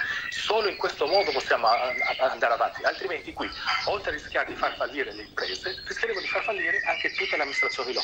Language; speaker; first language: Italian; native; Italian